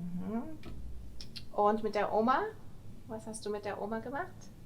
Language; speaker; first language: German; non-native, fluent; English